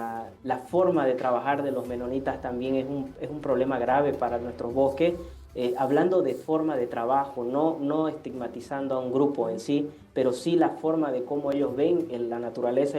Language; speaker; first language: Spanish; native; Spanish